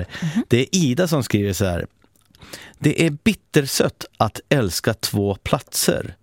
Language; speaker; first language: Swedish; native; Swedish